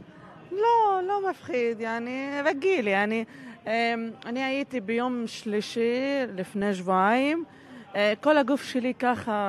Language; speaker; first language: Hebrew; non-native, local second language; Arabic